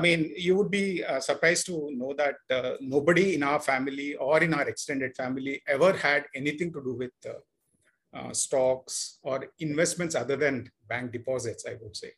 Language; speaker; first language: English; non-native, local second language; Kannada